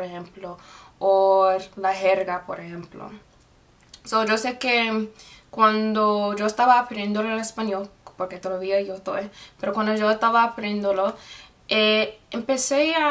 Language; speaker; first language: Spanish; non-native, fluent; English